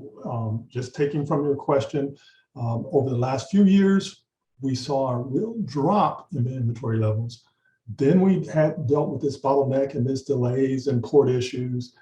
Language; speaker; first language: English; native; English